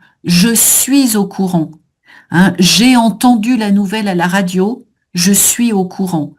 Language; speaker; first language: French; native; French